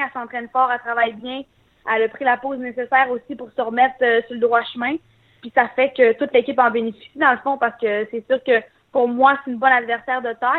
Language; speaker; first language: French; native; French